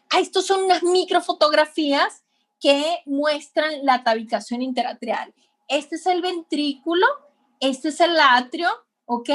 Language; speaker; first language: Spanish; native; Spanish